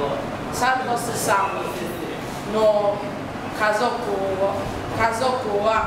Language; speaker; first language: Japanese; non-native, learner; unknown